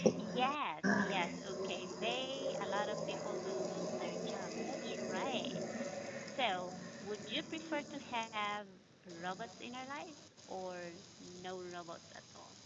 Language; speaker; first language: English; non-native, fluent; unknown